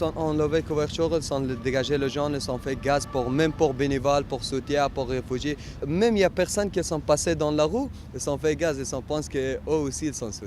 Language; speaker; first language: French; non-native, learner; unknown